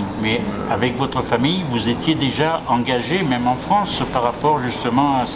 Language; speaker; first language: French; native; French